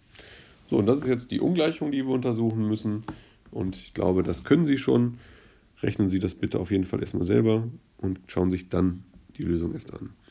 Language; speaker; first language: German; native; German